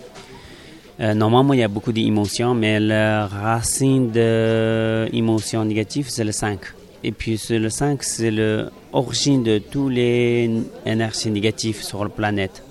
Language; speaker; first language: French; non-native, learner; Tibetan